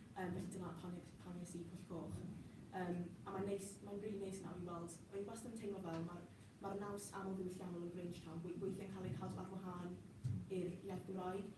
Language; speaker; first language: Welsh; non-native, local second language; English